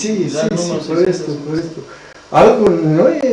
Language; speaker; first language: Spanish; non-native, learner; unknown